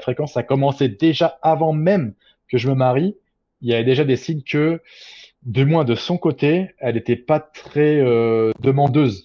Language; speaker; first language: French; native; French